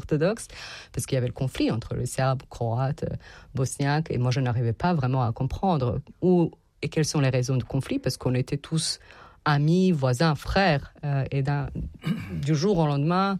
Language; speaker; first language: French; non-native, fluent; Serbian